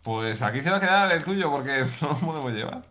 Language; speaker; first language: Spanish; native; Spanish